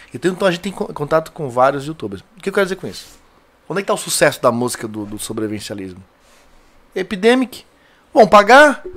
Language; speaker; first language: Portuguese; native; Portuguese